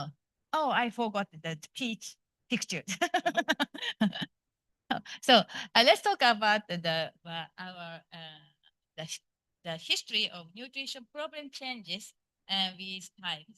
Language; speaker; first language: English; non-native, fluent; Japanese